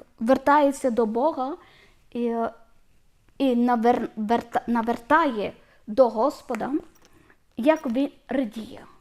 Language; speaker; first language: Ukrainian; non-native, learner; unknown